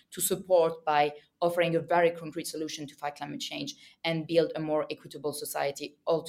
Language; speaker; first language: English; non-native, fluent; French